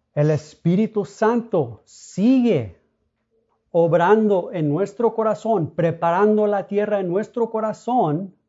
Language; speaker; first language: Spanish; non-native, fluent; English